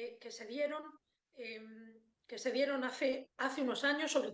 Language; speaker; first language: Spanish; native; Spanish